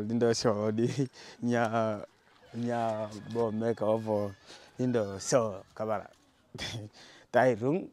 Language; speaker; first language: Vietnamese; non-native, learner; Portuguese